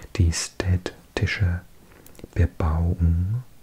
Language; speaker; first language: German; non-native, learner; English